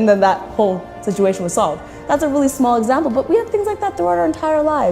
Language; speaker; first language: English; native; English